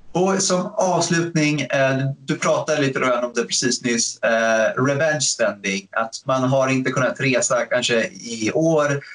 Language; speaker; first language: Swedish; native; Swedish